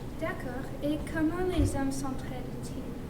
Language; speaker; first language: French; non-native, learner; English